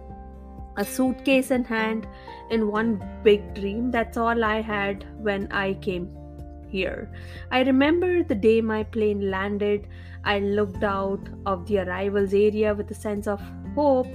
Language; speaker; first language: English; non-native, local second language; Hindi